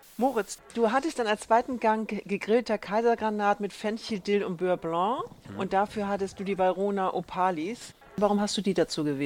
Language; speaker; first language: German; native; German